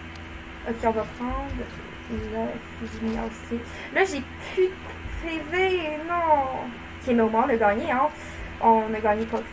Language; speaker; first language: French; native; French